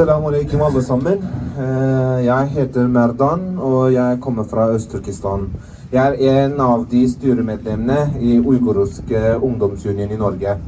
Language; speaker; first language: Norwegian; non-native, fluent; Uyghur